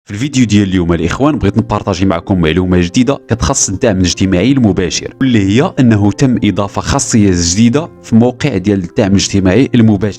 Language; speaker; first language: Arabic; native; Arabic